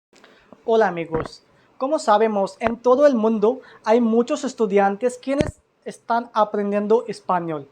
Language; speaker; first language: Spanish; non-native, learner; Hindi